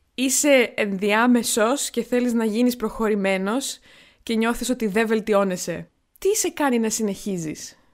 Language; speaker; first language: Greek; native; Greek